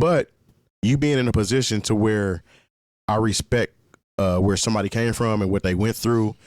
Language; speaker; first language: English; native; English